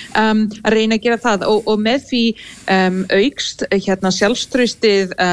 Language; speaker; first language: Icelandic; non-native, fluent; English